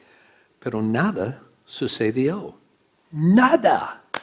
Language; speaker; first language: Spanish; non-native, learner; English